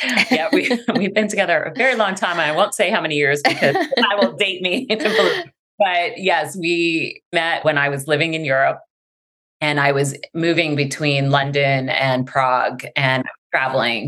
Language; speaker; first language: English; native; English